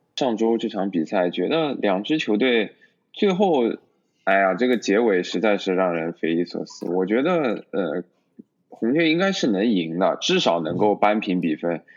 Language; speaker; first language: Chinese; native; Chinese